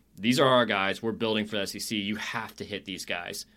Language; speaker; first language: English; native; English